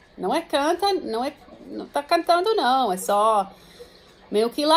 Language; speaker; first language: Portuguese; non-native, fluent; English